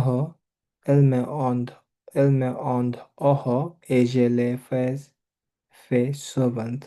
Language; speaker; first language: French; non-native, learner; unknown